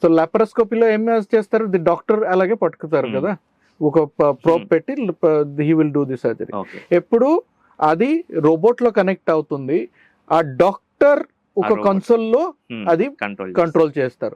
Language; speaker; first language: Telugu; non-native, learner; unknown